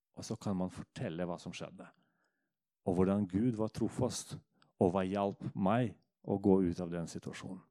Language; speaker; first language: Norwegian; non-native, fluent; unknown